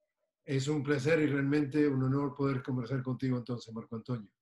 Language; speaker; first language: Spanish; native; Spanish